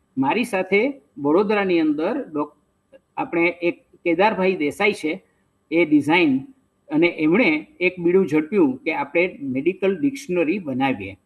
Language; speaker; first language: Gujarati; native; Gujarati